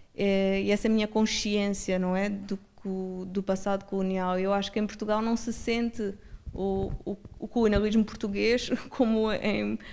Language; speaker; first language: Portuguese; native; Portuguese